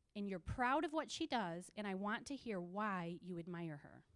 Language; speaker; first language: English; native; English